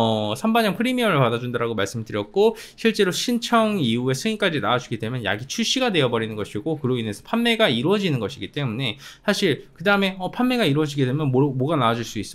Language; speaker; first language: Korean; native; Korean